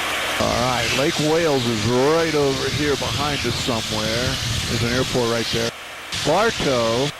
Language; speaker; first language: English; native; English